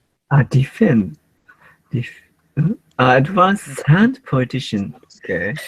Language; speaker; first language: English; non-native, learner; Japanese